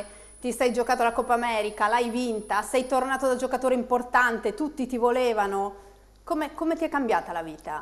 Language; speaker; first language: Italian; native; Italian